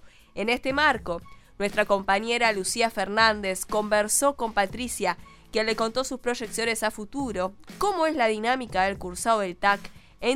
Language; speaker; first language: Spanish; native; Spanish